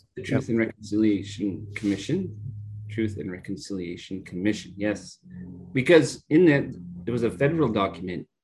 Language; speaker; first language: English; native; English